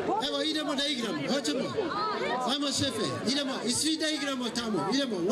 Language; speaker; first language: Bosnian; non-native, fluent; Swahili